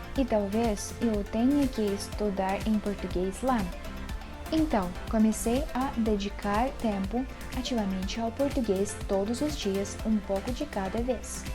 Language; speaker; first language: Portuguese; non-native, learner; Russian